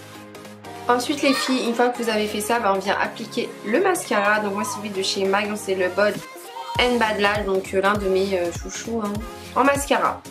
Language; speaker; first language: French; native; French